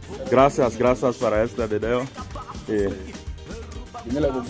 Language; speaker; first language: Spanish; non-native, learner; English